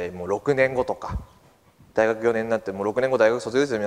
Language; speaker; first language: Japanese; native; Japanese